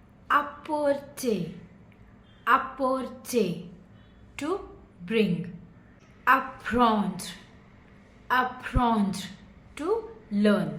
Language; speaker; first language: English; non-native, fluent; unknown